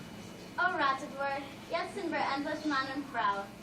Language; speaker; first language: German; non-native, learner; English